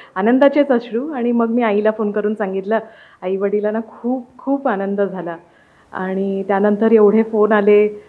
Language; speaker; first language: Marathi; native; Marathi